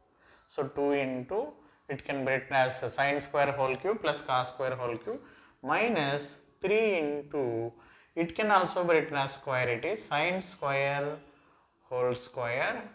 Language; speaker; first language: English; non-native, local second language; Telugu